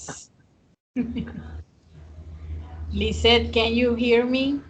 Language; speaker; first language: English; non-native, fluent; Spanish